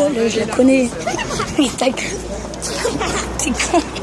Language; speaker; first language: French; native; French